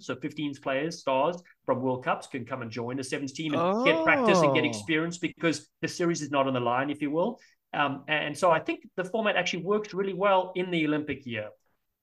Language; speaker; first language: English; native; English